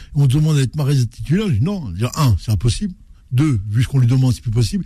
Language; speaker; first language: French; native; French